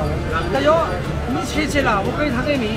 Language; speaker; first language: Chinese; non-native, fluent; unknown